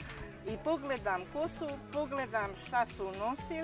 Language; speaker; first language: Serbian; non-native, local second language; Hungarian